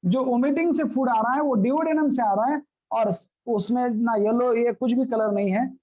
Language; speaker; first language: Hindi; non-native, local second language; Marathi